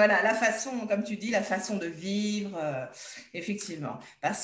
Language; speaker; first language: French; native; French